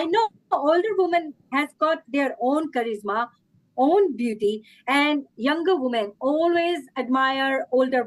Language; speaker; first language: English; non-native, local second language; Hindi